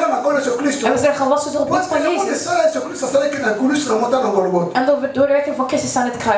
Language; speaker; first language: Dutch; non-native, fluent; Lingala